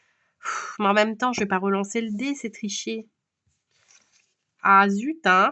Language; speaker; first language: French; native; French